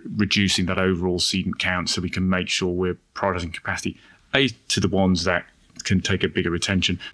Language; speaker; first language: English; native; English